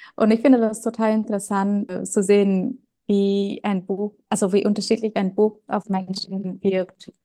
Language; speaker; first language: German; non-native, fluent; Vietnamese